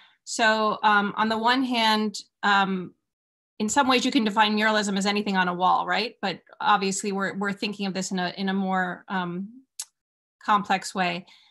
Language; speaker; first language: English; early bilingual, other home language; Spanish